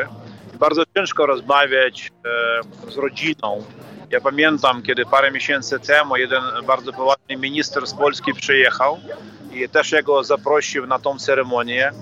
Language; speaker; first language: Polish; non-native, fluent; Ukrainian